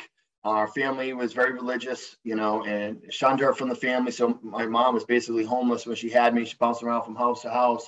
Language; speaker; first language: English; native; English